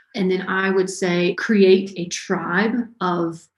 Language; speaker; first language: English; native; English